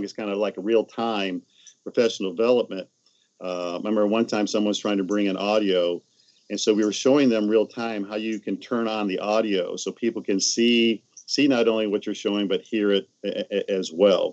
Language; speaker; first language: English; native; English